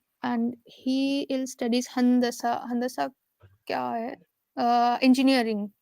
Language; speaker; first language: English; non-native, learner; Urdu